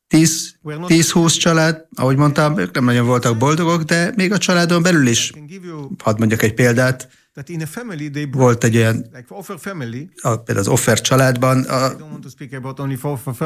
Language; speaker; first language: Hungarian; non-native, fluent; Hebrew